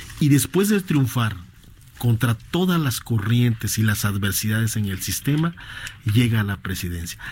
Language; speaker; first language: Spanish; native; Spanish